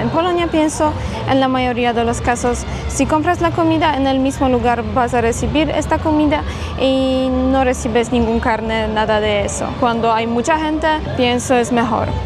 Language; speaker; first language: Spanish; non-native, fluent; Polish